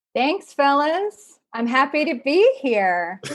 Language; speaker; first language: English; native; English